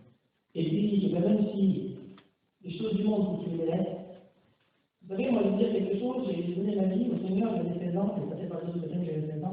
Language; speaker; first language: French; native; French